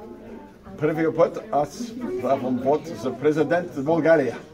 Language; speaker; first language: Bulgarian; early bilingual, heritage; Bulgarian